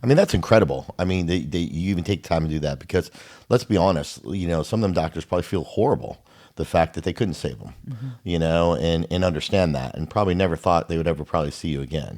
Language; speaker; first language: English; native; English